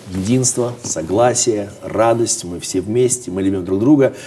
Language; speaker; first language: Russian; native; Russian